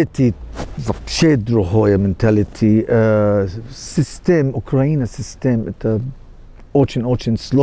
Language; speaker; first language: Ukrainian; non-native, learner; English